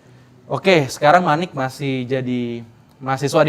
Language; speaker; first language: Indonesian; native; Indonesian